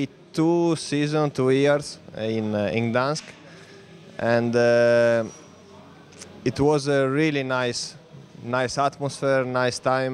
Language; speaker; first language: English; non-native, fluent; Italian